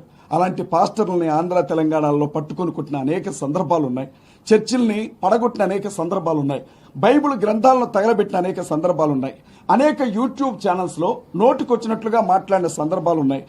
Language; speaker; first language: Telugu; native; Telugu